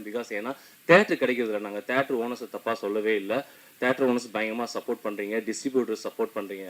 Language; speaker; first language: Tamil; native; Tamil